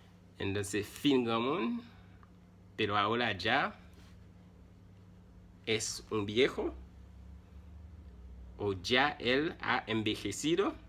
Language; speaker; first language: Spanish; non-native, fluent; Haitian Creole